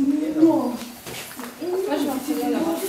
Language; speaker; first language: French; native; French